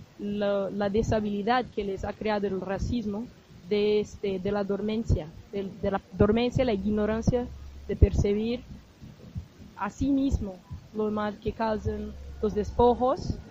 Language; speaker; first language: Spanish; non-native, fluent; Portuguese